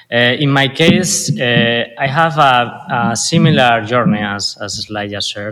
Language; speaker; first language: English; non-native, fluent; Spanish